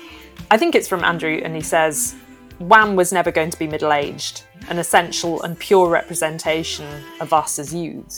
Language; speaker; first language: English; native; English